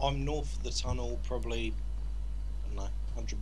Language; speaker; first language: English; native; English